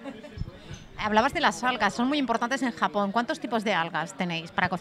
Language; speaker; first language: Spanish; native; Spanish